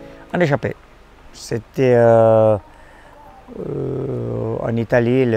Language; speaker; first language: French; non-native, fluent; Italian